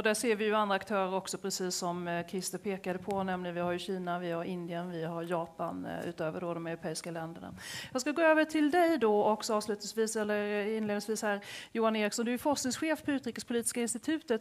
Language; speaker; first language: Swedish; native; Swedish